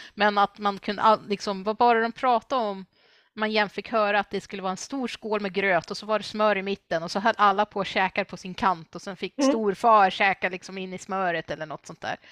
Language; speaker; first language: Swedish; early bilingual, other home language; English